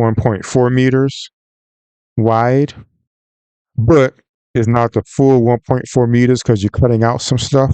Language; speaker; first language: English; native; English